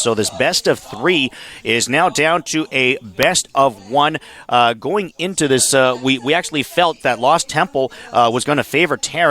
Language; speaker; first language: English; native; English